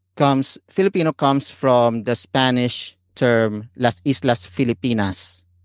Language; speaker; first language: English; non-native, local second language; Filipino